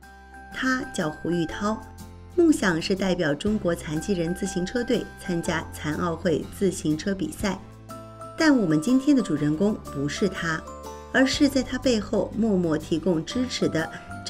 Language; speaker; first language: Chinese; native; Chinese